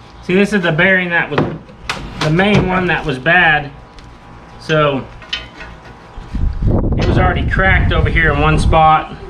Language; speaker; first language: English; native; English